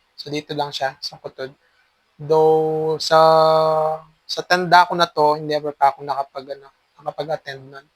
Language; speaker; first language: Filipino; native; Filipino